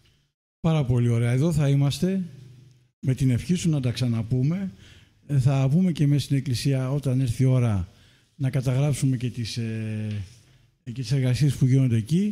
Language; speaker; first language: Greek; native; Greek